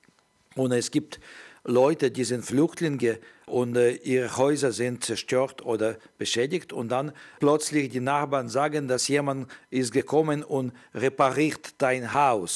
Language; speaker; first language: German; non-native, learner; Ukrainian